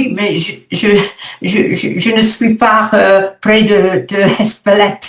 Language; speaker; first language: French; non-native, learner; English